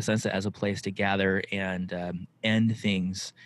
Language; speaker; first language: English; native; English